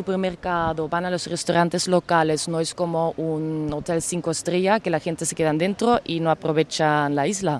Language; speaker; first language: Spanish; non-native, fluent; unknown